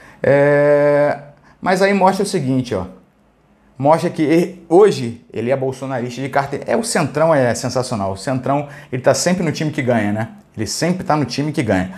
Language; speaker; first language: Portuguese; native; Portuguese